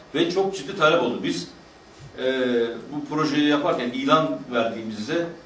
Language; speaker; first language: Turkish; native; Turkish